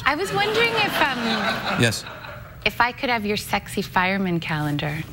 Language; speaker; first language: English; native; English